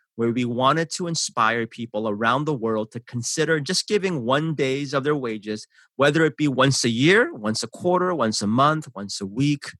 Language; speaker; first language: English; early bilingual, other home language; Korean